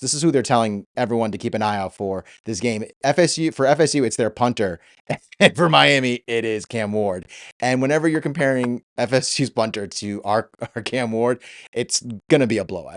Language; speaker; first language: English; native; English